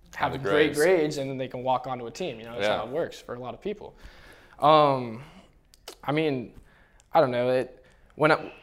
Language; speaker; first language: English; native; English